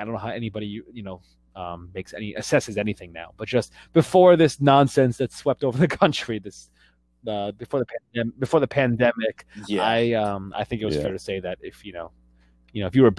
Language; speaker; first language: English; native; English